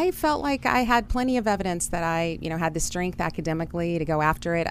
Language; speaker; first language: English; early bilingual, other home language; German